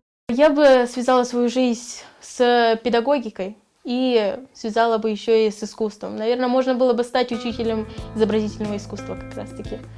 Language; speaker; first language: Russian; native; Russian